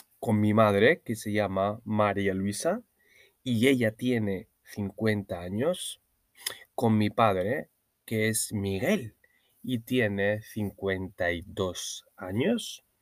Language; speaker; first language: Spanish; non-native, learner; Norwegian